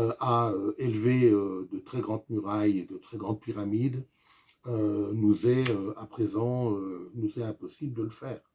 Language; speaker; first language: French; native; French